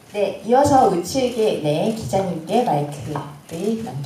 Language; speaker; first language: Korean; native; Korean